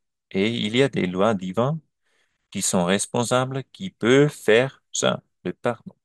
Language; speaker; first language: French; non-native, learner; German